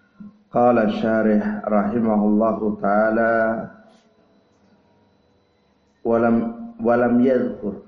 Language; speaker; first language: Arabic; non-native, fluent; Indonesian